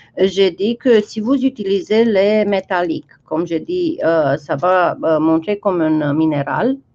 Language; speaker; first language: French; early bilingual, heritage; French